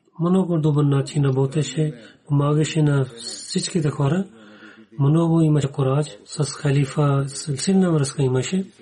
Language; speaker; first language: Bulgarian; non-native, learner; Urdu